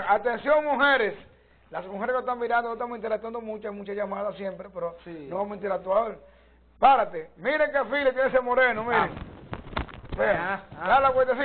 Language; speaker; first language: Spanish; native; Spanish